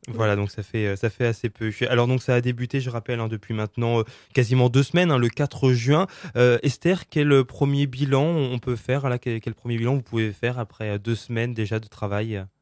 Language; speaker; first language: French; native; French